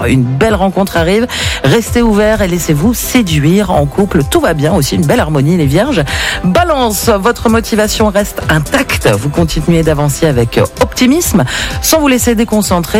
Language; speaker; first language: French; native; French